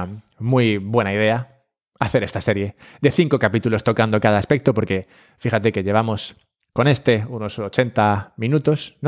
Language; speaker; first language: Spanish; native; Spanish